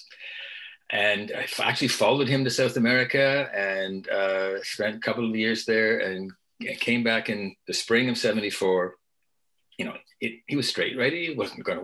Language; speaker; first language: English; native; English